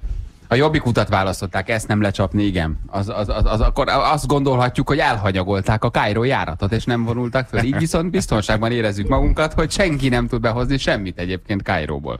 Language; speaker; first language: Hungarian; native; Hungarian